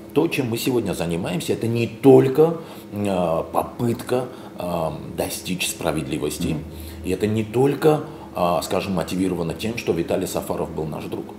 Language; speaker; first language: Russian; non-native, local second language; Georgian